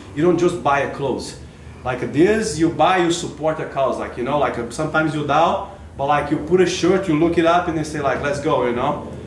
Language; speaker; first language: English; non-native, learner; Portuguese